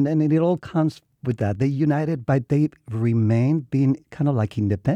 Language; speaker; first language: English; non-native, fluent; Spanish